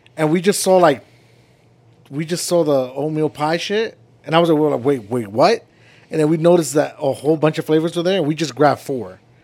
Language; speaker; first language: English; early bilingual, other home language; Spanish